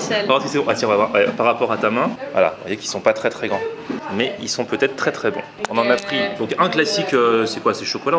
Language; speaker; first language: French; native; French